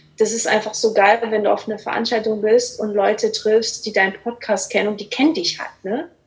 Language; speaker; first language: German; early bilingual, other home language; Portuguese